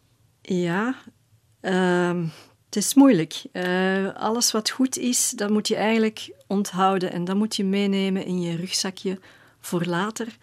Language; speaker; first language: Dutch; native; Dutch